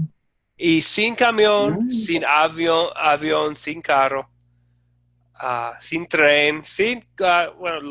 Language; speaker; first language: Spanish; non-native, fluent; English